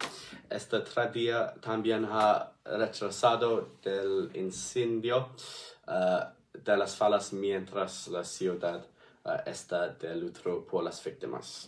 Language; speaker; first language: Spanish; non-native, learner; English